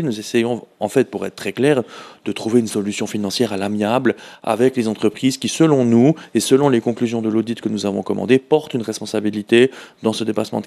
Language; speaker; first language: French; native; French